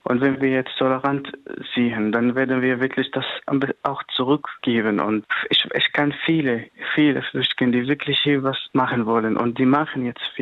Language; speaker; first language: German; non-native, fluent; Arabic